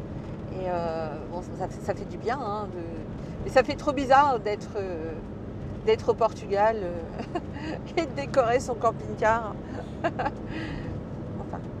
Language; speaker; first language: French; native; French